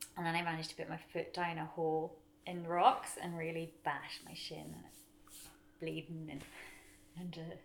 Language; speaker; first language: English; native; English